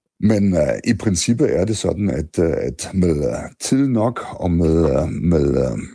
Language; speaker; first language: Danish; non-native, fluent; German